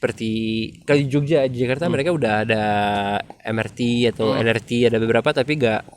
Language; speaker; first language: Indonesian; non-native, fluent; French